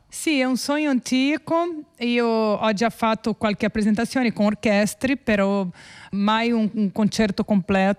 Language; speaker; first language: Italian; non-native, fluent; Portuguese